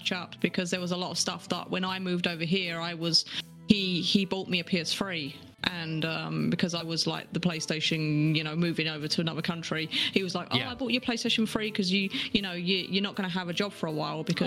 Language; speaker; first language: English; native; English